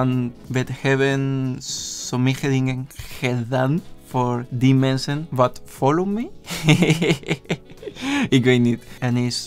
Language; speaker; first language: Dutch; non-native, learner; Spanish